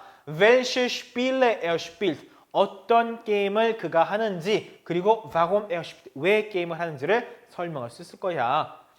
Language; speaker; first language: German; non-native, fluent; Korean